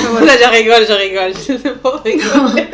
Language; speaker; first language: French; non-native, learner; Spanish